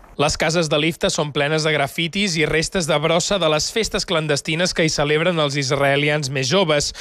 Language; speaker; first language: Catalan; native; Catalan